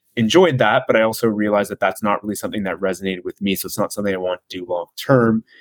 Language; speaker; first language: English; native; English